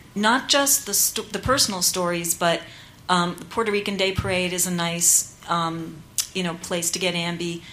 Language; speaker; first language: English; native; English